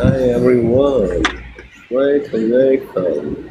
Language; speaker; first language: English; non-native, learner; Korean